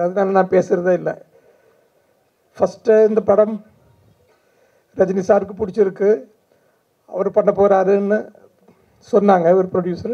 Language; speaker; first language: Tamil; non-native, fluent; Malayalam